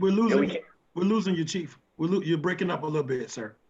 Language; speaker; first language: English; native; English